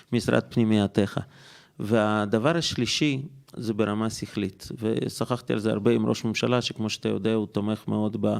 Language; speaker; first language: Hebrew; non-native, fluent; Russian